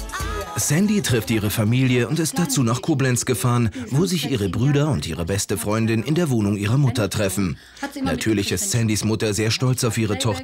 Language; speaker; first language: German; native; German